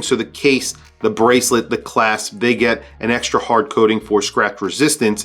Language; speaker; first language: English; native; English